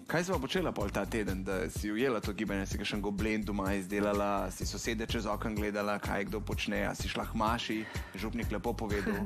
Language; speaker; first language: Slovenian; native; Slovenian